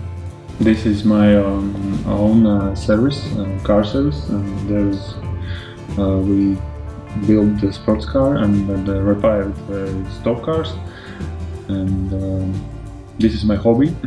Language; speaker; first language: English; non-native, learner; Latvian